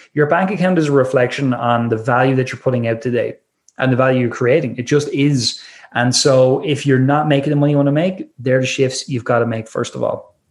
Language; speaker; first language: English; native; English